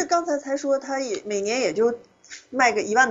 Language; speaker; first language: Chinese; native; Chinese